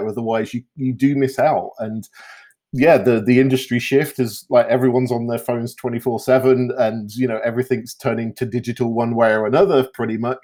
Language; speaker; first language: English; native; English